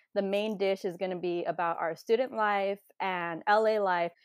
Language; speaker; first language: English; native; English